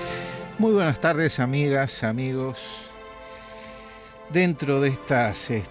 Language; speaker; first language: Spanish; native; Spanish